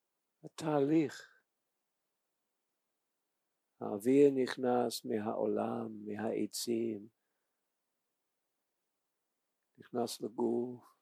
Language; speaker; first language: Hebrew; non-native, fluent; English